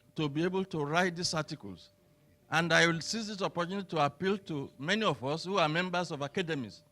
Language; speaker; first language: English; non-native, local second language; Yoruba